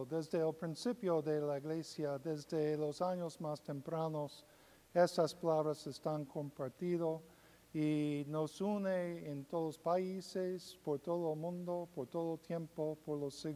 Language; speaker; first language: Spanish; non-native, fluent; English